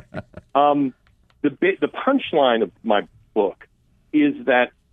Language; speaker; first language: English; early bilingual, other home language; Armenian